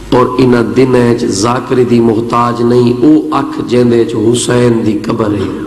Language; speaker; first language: Punjabi; non-native, local second language; Saraiki